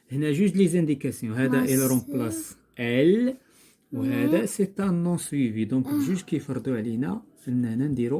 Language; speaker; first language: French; non-native, local second language; Arabic